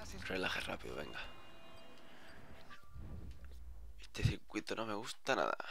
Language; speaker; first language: Spanish; native; Spanish